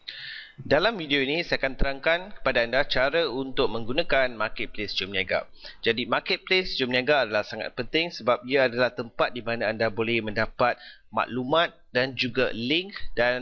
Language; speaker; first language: Malay; native; Malay